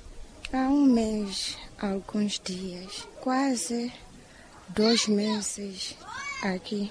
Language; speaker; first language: Portuguese; non-native, local second language; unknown